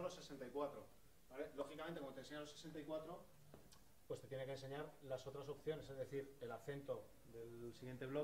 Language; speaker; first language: Spanish; native; Spanish